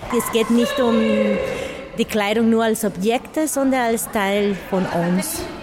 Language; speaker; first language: German; non-native, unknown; Spanish